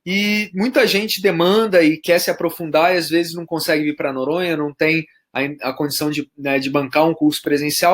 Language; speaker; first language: Portuguese; native; Portuguese